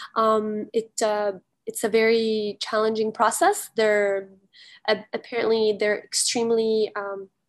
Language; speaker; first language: English; early bilingual, heritage; Arabic